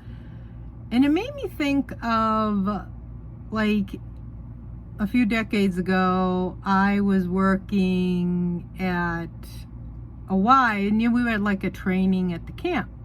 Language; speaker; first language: English; native; English